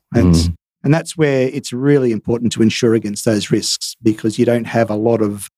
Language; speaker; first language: English; native; English